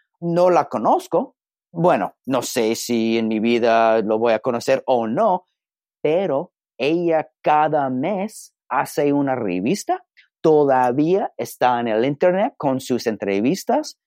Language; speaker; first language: Spanish; non-native, learner; English